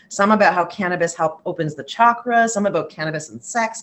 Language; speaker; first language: English; native; English